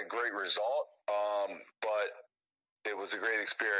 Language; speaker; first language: English; native; English